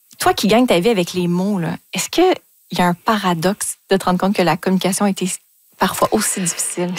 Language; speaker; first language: French; native; French